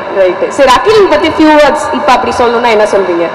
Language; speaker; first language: Tamil; native; Tamil